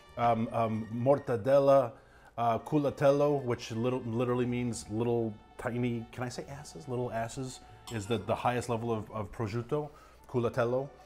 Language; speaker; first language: English; native; English